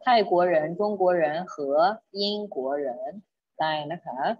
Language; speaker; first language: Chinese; non-native, fluent; Thai